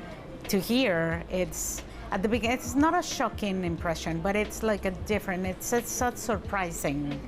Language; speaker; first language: English; non-native, fluent; Spanish